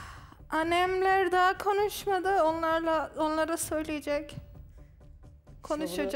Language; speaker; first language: Turkish; non-native, learner; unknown